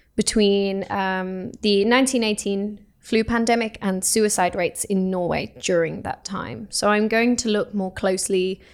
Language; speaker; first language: English; native; English